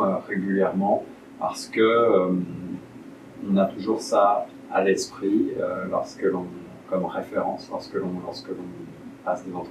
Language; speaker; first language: French; native; French